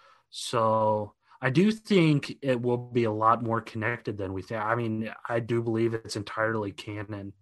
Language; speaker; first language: English; native; English